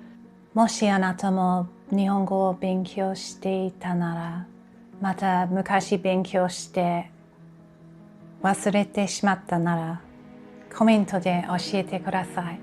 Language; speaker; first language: Japanese; non-native, fluent; English